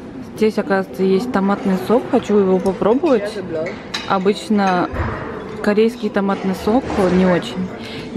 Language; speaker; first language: Russian; non-native, local second language; Kazakh